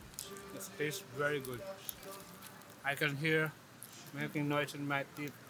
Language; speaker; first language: English; non-native, local second language; Filipino